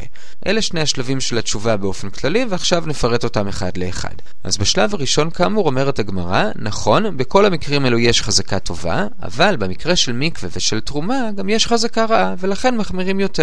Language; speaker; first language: Hebrew; native; Hebrew